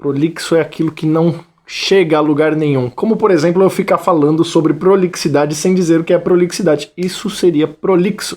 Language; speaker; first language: Portuguese; native; Portuguese